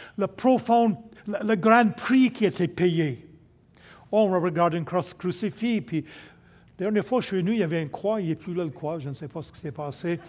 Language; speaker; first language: French; non-native, local second language; English